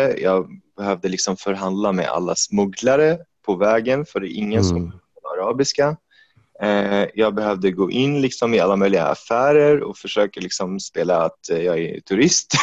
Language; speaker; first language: Swedish; non-native, fluent; Arabic